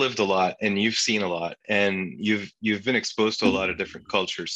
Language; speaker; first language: English; non-native, fluent; Turkish